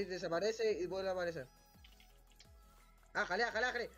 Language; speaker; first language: Spanish; native; Spanish